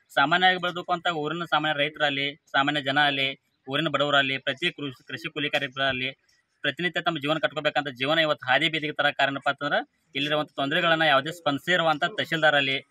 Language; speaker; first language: Kannada; native; Kannada